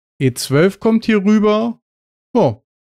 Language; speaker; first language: German; native; German